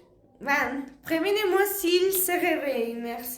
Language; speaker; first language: French; non-native, learner; Spanish